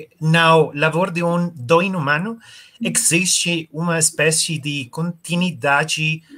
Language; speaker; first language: Portuguese; non-native, learner; Spanish